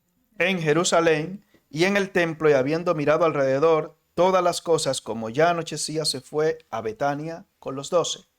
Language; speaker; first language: Spanish; native; Spanish